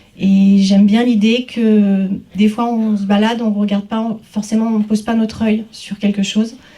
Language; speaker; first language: French; native; French